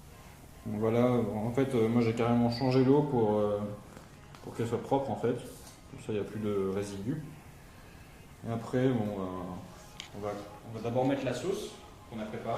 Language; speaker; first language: French; native; French